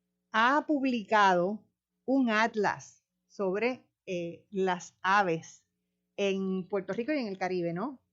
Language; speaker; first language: Spanish; native; Spanish